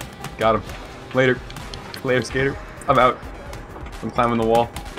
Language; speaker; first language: English; native; English